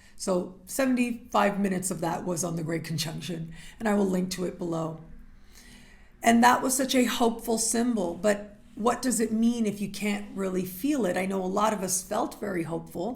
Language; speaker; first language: English; native; English